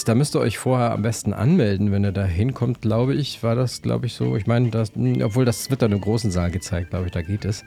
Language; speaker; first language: German; native; German